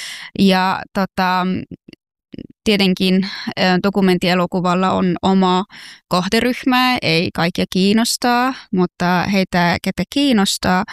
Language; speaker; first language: Finnish; non-native, fluent; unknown